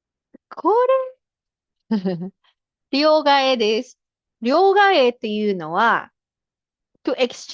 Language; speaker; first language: Japanese; non-native, fluent; Filipino